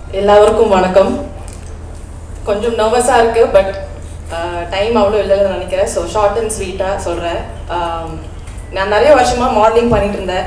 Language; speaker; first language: Tamil; non-native, fluent; Malayalam